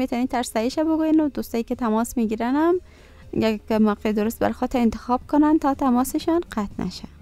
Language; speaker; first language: Persian; native; Persian